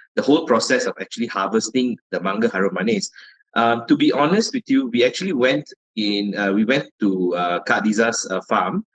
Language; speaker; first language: English; non-native, local second language; Malay